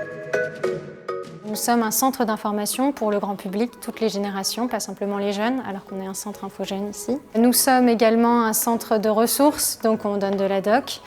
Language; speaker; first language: French; native; French